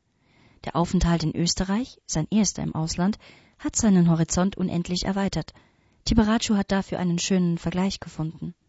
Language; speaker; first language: German; native; German